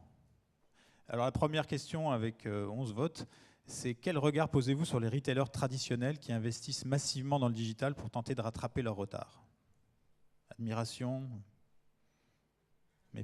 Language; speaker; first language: French; native; French